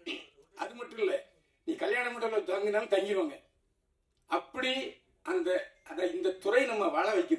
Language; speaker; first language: Tamil; native; Tamil